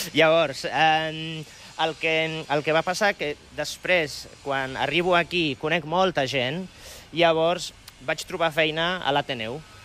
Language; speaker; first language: Catalan; non-native, fluent; Polish